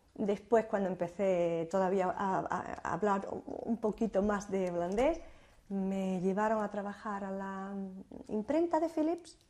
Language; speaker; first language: Spanish; native; Spanish